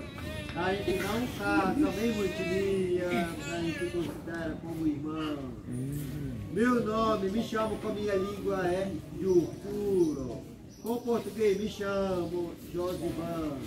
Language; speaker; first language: Portuguese; non-native, local second language; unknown